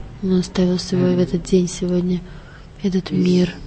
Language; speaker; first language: Russian; non-native, learner; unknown